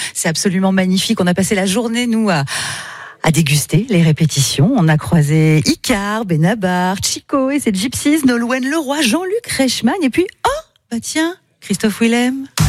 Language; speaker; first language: French; native; French